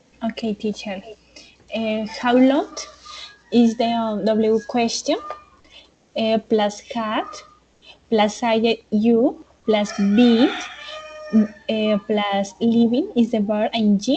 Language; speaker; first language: English; non-native, learner; Spanish